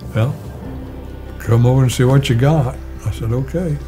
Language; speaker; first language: English; native; English